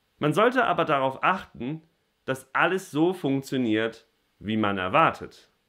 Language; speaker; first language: German; native; German